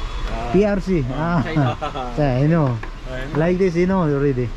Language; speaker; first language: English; non-native, local second language; Filipino